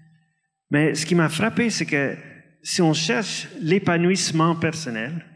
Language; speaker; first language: French; non-native, fluent; Dutch